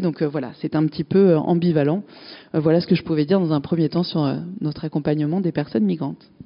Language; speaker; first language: French; native; French